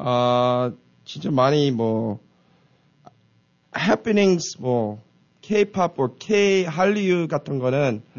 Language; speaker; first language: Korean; early bilingual, heritage; Korean